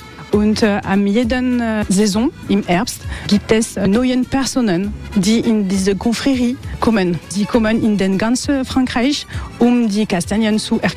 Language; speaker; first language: German; non-native, learner; French